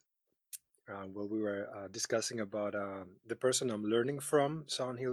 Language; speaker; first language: English; non-native, fluent; Greek